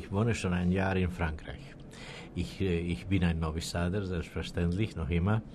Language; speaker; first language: German; non-native, fluent; Serbian